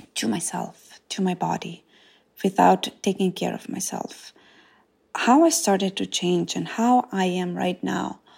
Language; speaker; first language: English; non-native, fluent; Macedonian